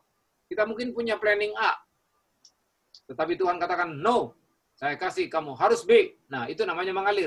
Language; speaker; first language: Indonesian; native; Indonesian